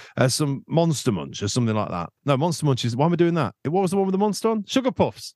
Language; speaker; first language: English; native; English